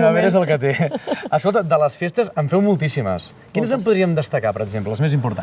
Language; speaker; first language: Catalan; native; Catalan